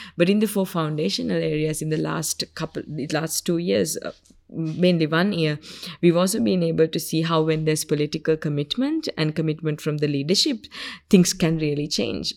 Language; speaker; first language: English; non-native, local second language; Sinhala